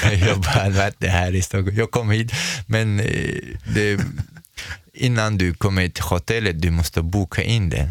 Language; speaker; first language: Swedish; non-native, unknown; Chechen